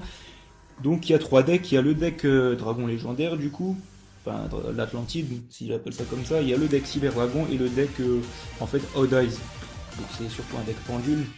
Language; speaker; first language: French; native; French